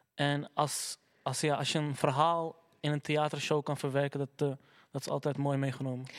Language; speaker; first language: Dutch; early bilingual, other home language; Arabic